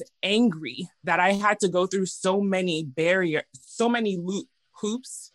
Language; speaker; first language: English; native; English